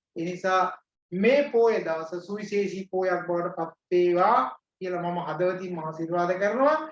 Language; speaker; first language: Sinhala; native; Sinhala